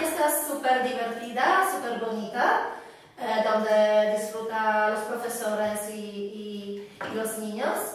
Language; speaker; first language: Spanish; non-native, fluent; Polish